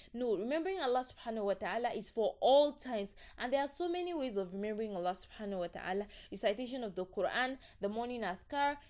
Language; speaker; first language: English; non-native, local second language; Yoruba